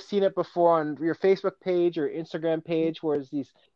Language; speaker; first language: English; native; English